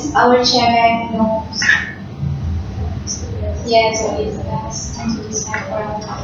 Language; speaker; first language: English; non-native, learner; Malay